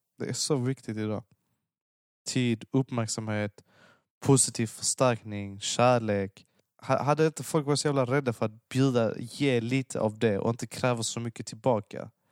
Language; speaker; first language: Swedish; early bilingual, other home language; Persian